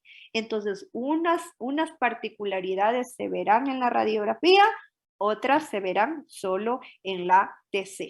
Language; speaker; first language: Spanish; native; Spanish